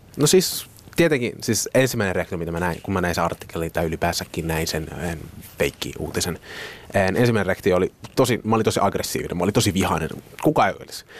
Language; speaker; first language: Finnish; early bilingual, other home language; Somali